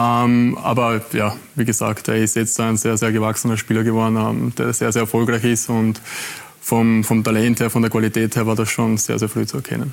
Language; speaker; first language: German; native; German